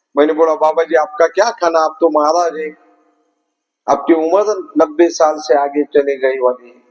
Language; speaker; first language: Hindi; non-native, local second language; Marathi